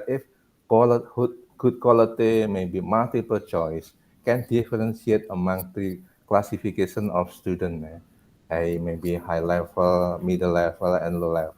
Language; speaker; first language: English; non-native, learner; Indonesian